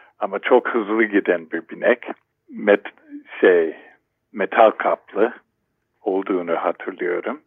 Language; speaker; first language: Turkish; non-native, fluent; English